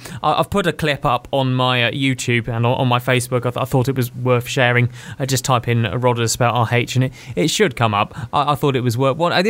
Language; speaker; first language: English; native; English